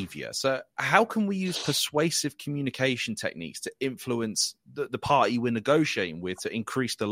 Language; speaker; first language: English; native; English